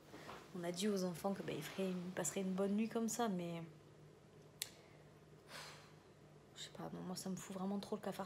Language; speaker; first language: French; native; French